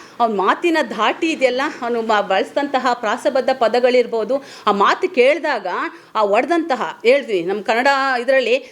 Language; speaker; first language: Kannada; native; Kannada